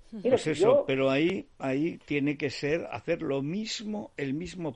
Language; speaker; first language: Spanish; native; Spanish